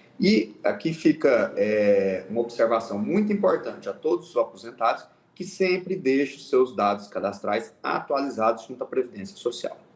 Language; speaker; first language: Portuguese; native; Portuguese